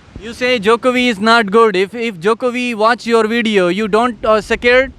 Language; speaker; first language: English; non-native, learner; Urdu